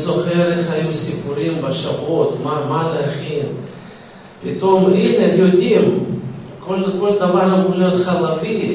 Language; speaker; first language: Hebrew; non-native, fluent; Russian